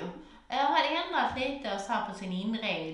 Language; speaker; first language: Swedish; native; Swedish